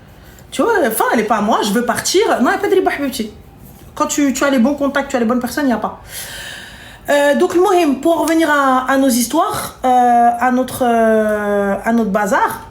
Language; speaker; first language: French; native; French